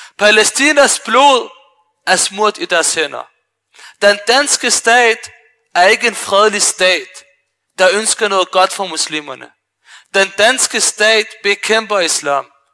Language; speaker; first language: Danish; early bilingual, other home language; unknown